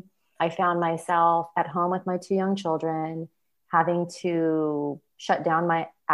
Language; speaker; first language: English; native; English